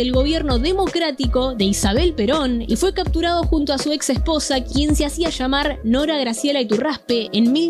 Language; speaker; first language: Spanish; native; Spanish